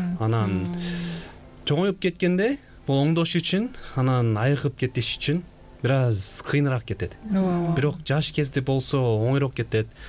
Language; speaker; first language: Kyrgyz; non-native, fluent; Korean